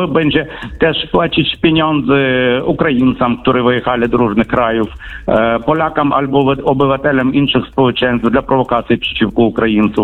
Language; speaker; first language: Polish; non-native, fluent; Ukrainian